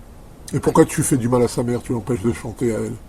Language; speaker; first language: French; native; French